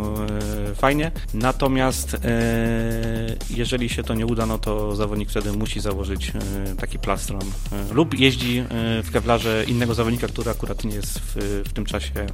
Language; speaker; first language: Polish; native; Polish